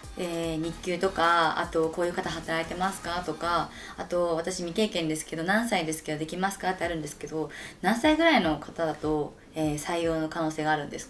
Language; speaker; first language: Japanese; native; Japanese